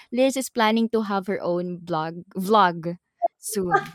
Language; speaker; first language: English; non-native, local second language; Cebuano